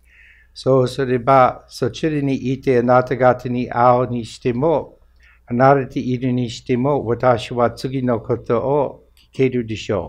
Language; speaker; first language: Japanese; non-native, fluent; English